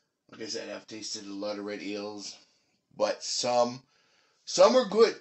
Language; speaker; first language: English; early bilingual, other home language; French